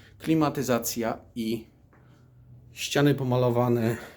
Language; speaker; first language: Polish; native; Polish